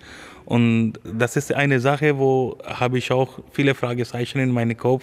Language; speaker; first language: German; non-native, fluent; Urdu